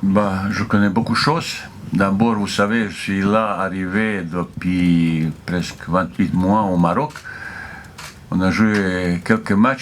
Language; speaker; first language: French; non-native, fluent; Bosnian